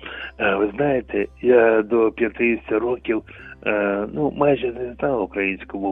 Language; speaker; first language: Ukrainian; non-native, local second language; Russian